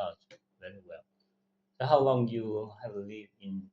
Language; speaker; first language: English; non-native, learner; Vietnamese